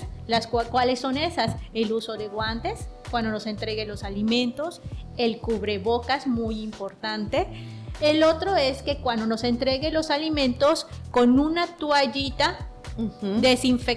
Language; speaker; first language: Spanish; native; Spanish